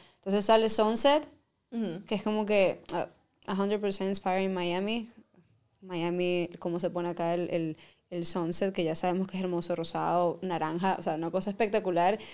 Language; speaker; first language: Spanish; native; Spanish